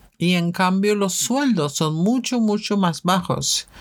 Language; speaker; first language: Spanish; non-native, fluent; Norwegian